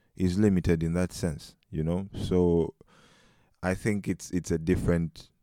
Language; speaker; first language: English; non-native, local second language; Ganda